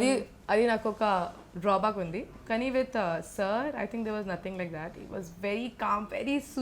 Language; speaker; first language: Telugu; non-native, learner; Malayalam